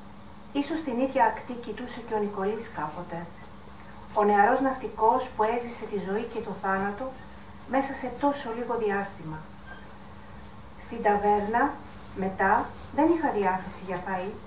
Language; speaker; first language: Greek; native; Greek